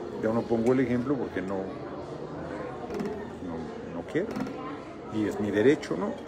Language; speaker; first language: Spanish; native; Spanish